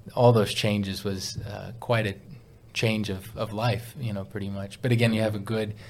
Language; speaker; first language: English; native; English